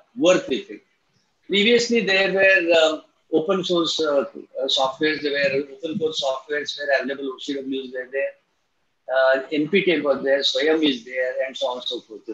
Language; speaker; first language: English; non-native, local second language; Marathi